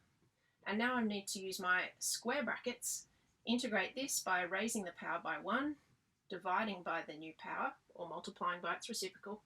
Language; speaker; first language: English; native; English